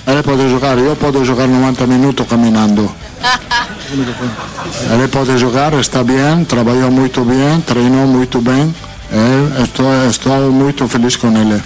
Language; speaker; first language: Portuguese; non-native, fluent; Italian